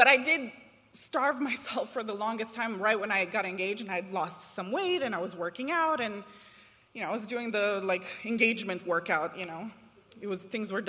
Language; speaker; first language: English; non-native, fluent; Romanian